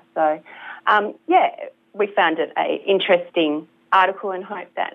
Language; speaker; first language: English; native; English